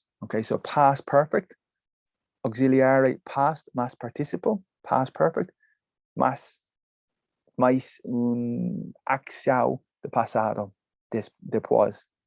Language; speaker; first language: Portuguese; non-native, learner; English